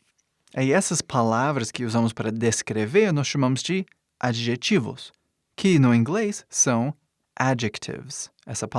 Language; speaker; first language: Portuguese; non-native, fluent; English